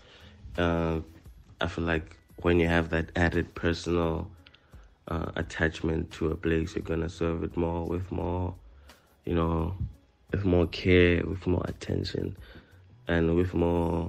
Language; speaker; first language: English; non-native, local second language; Tsonga